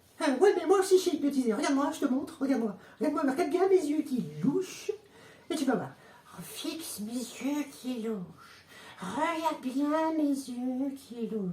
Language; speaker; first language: French; native; French